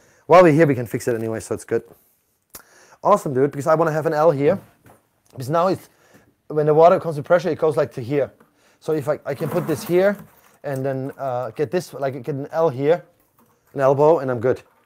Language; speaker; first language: English; non-native, fluent; German